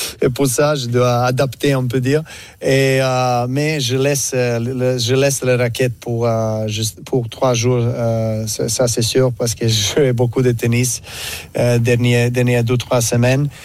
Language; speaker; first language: French; non-native, learner; Serbian